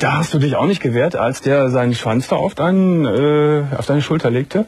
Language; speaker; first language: German; native; German